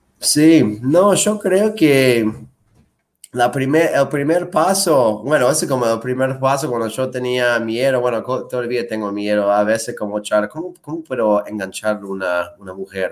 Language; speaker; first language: Spanish; non-native, fluent; English